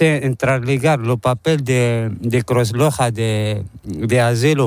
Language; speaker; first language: Spanish; non-native, learner; Arabic